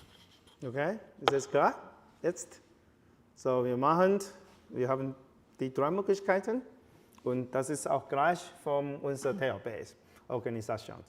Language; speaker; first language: German; non-native, fluent; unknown